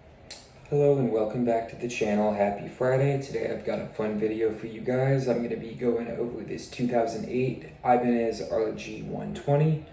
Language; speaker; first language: English; native; English